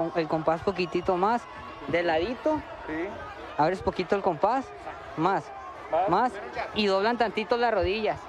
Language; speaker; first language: Spanish; native; Spanish